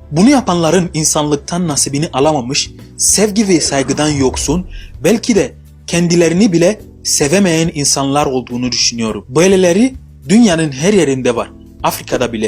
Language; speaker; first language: Turkish; non-native, fluent; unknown